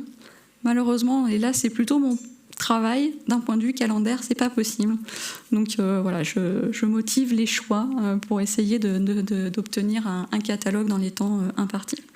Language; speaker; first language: French; native; French